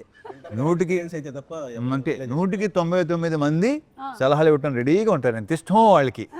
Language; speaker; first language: Telugu; native; Telugu